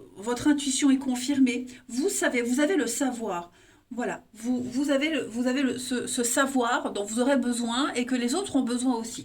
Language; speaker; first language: French; native; French